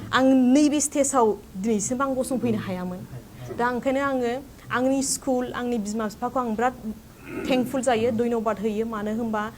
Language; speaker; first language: Bodo; non-native, local second language; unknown